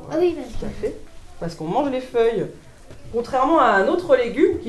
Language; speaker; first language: French; native; French